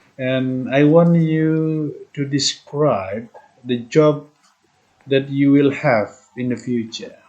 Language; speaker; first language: English; non-native, fluent; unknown